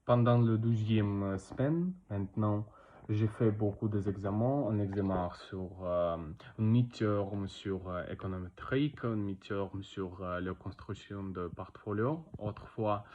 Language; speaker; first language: French; non-native, learner; Russian